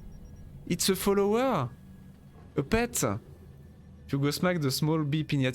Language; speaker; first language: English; non-native, learner; French